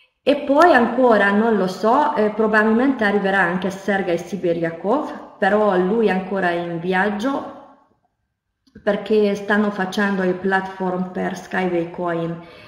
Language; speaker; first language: Italian; non-native, fluent; Hungarian